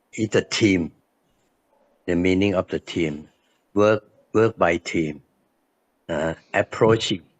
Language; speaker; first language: English; non-native, learner; Thai